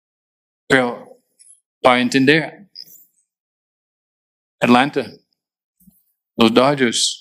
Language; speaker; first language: Spanish; non-native, fluent; English